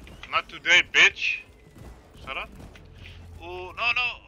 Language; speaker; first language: English; non-native, fluent; Dutch